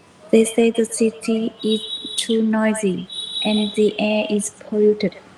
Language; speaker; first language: English; non-native, learner; Vietnamese